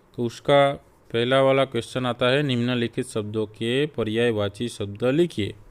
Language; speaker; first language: Hindi; non-native, local second language; Gujarati